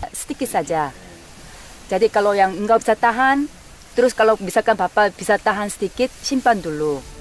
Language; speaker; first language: Indonesian; non-native, fluent; Korean